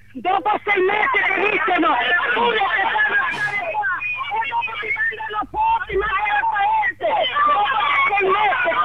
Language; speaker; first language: Italian; non-native, learner; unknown